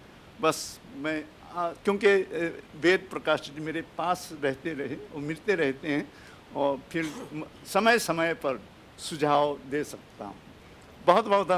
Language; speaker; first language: Hindi; non-native, fluent; Japanese